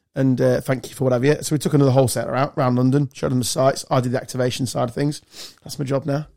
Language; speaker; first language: English; native; English